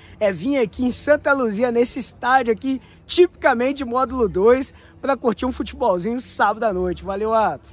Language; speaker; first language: Portuguese; native; Portuguese